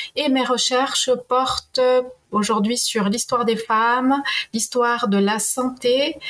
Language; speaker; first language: French; non-native, fluent; Spanish